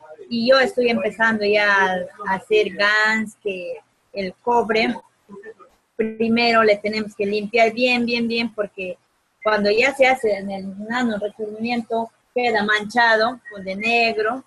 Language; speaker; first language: Spanish; native; Spanish